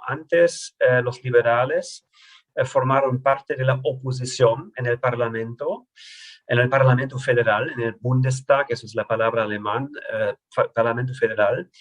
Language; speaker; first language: Spanish; non-native, fluent; German